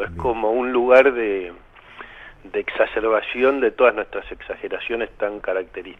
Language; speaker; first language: Spanish; native; Spanish